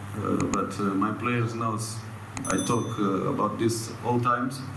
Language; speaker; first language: English; non-native, learner; Portuguese